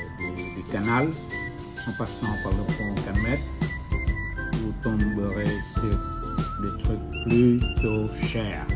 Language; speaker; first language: French; non-native, fluent; Vietnamese